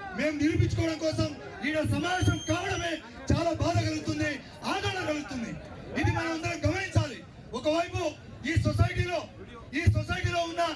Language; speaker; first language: Telugu; non-native, local second language; Lambadi